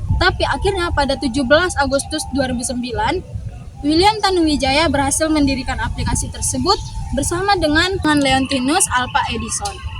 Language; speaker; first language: Indonesian; native; Indonesian